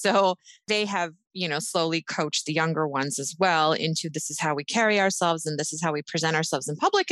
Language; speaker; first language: English; native; English